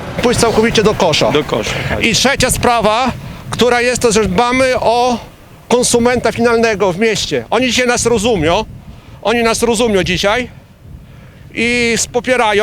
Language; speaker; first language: Polish; native; Polish